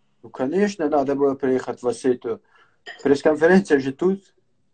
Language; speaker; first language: Russian; native; Russian